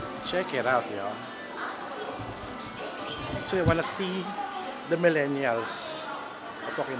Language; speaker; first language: English; non-native, local second language; Filipino